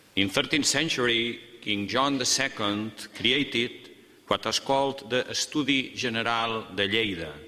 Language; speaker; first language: English; non-native, fluent; Catalan